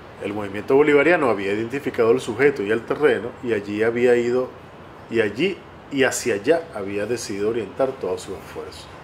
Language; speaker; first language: Spanish; native; Spanish